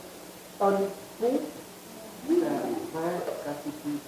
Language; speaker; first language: French; non-native, fluent; Vietnamese